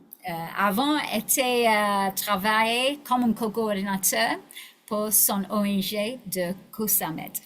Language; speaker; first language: French; non-native, learner; English